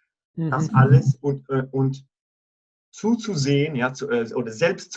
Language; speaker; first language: German; non-native, fluent; Italian